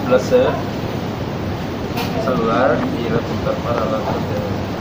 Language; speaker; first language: Spanish; native; Spanish